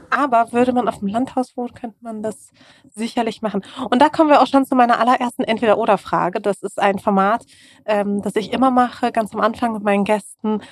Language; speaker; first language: German; early bilingual, other home language; Russian